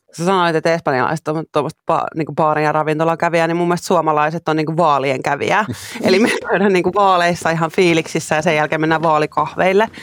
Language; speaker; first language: Finnish; native; Finnish